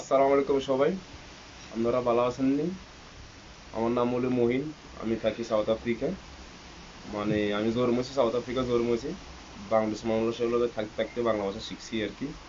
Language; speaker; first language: Bangla; non-native, fluent; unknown